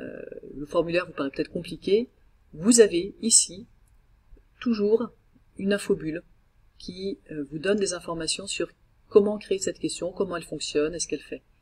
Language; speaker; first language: French; native; French